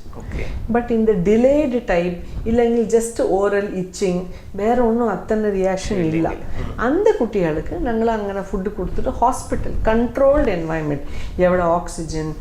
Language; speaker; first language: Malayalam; non-native, fluent; Tamil